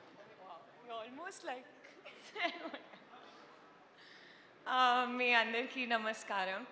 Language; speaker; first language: Telugu; non-native, learner; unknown